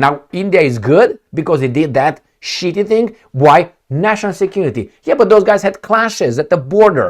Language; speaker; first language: English; non-native, fluent; Romanian